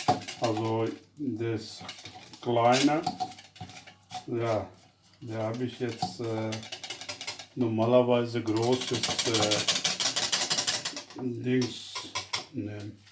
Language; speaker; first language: German; non-native, fluent; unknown